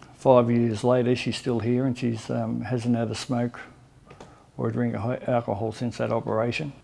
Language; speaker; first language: English; native; English